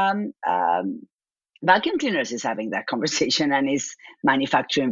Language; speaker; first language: English; non-native, fluent; Spanish